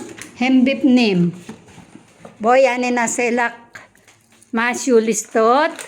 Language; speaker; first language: Hebrew; non-native, learner; Filipino